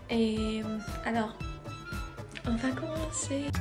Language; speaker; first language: French; non-native, learner; Spanish